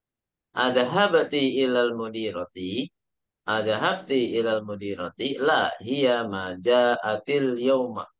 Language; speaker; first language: Arabic; non-native, fluent; Indonesian